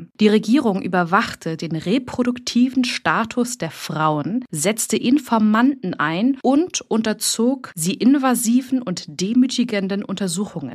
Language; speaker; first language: German; native; German